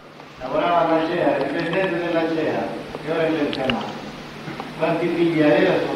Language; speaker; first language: Italian; native; Italian